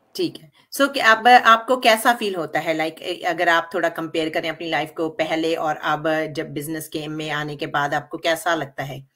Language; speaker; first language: Hindi; non-native, local second language; Punjabi